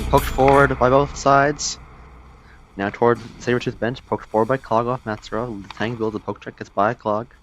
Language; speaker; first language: English; native; English